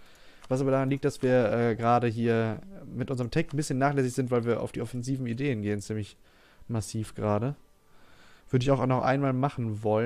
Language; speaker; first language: German; native; German